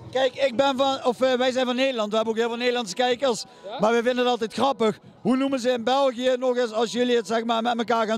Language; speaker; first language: Dutch; native; Dutch